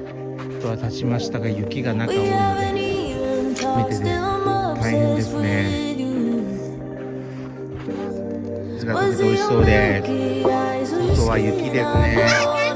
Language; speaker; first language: Japanese; non-native, learner; Chinese